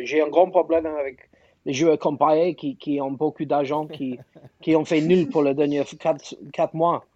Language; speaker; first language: French; non-native, fluent; English